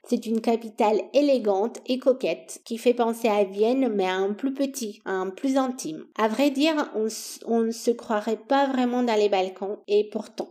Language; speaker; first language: French; non-native, fluent; Romanian